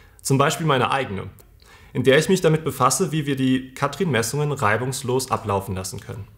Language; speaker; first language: German; native; German